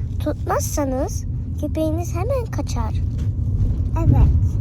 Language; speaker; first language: Turkish; early bilingual, heritage; Turkish